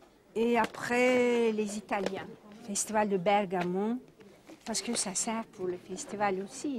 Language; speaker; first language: French; non-native, fluent; Turkish